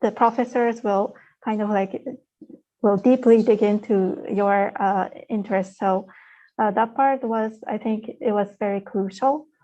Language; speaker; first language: English; non-native, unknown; Japanese